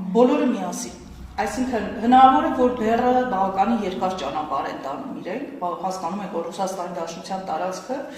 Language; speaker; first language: Armenian; native; Armenian